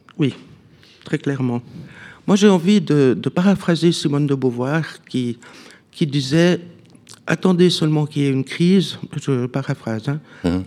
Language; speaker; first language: French; native; French